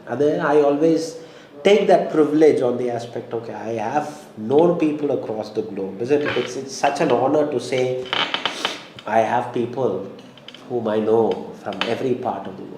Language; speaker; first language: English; non-native, local second language; Malayalam